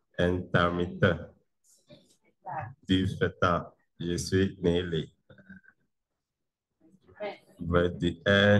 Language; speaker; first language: French; non-native, learner; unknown